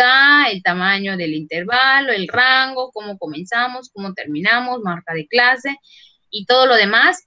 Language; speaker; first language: Spanish; native; Spanish